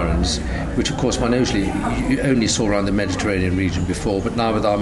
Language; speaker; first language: English; native; English